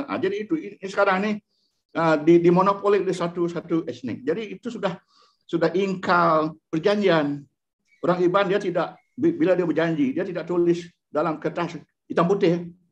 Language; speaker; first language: Malay; non-native, local second language; Iban